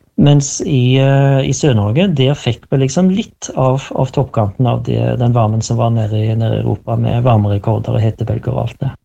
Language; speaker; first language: Norwegian; native; Norwegian